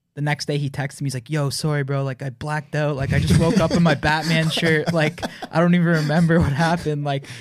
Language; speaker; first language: English; native; English